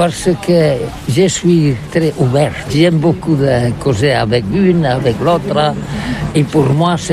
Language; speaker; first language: French; non-native, learner; Catalan